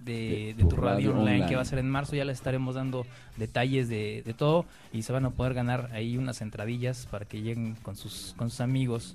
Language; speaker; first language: Spanish; native; Spanish